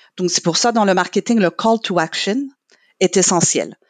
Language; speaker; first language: French; non-native, fluent; English